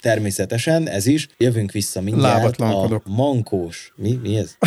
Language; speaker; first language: Hungarian; native; Hungarian